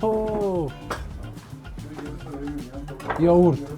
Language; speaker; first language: Turkish; non-native, learner; Italian